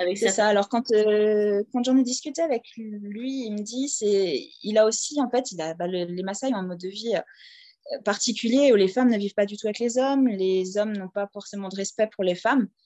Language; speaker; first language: French; native; French